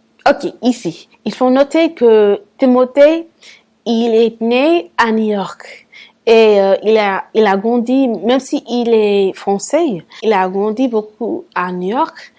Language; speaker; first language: French; non-native, fluent; English